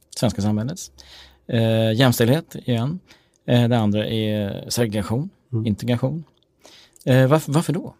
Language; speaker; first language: Swedish; native; Swedish